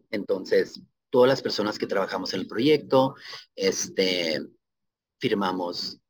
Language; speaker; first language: Spanish; native; Spanish